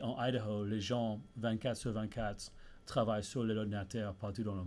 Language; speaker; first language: French; early bilingual, heritage; English